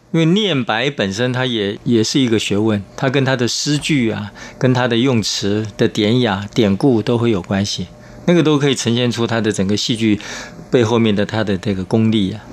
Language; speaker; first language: Chinese; native; Chinese